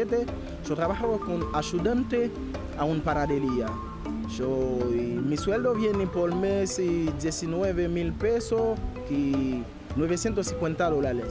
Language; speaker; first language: Spanish; non-native, learner; Haitian Creole